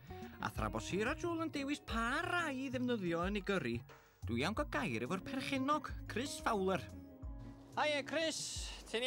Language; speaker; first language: Welsh; native; Welsh